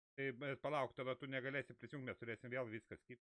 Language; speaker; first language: Lithuanian; native; Lithuanian